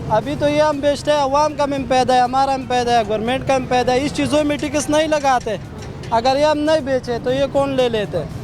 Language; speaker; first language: Urdu; non-native, local second language; Pashto